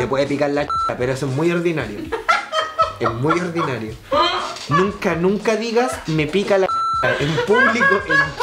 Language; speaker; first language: Spanish; native; Spanish